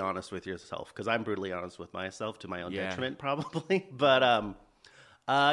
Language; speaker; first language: English; native; English